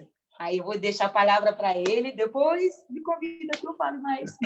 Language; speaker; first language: Portuguese; non-native, local second language; Mandingo